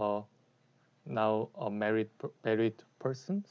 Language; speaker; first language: English; non-native, learner; Korean